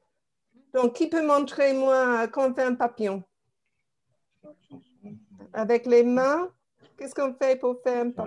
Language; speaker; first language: French; non-native, fluent; English